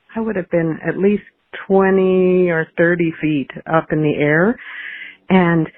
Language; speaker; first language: English; native; English